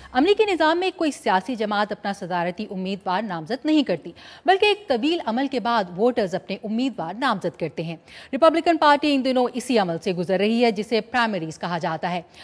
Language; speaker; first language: Urdu; native; Urdu